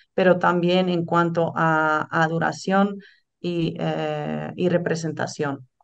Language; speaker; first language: Spanish; non-native, fluent; Dutch